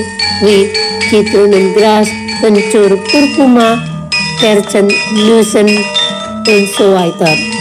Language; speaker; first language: German; non-native, fluent; Indonesian